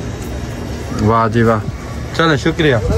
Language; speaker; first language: Hindi; non-native, local second language; Saraiki